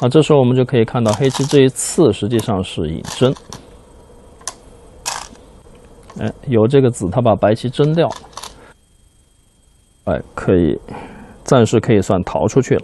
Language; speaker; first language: Chinese; native; Chinese